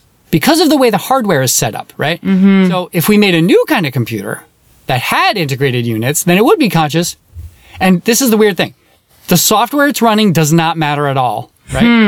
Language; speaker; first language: English; native; English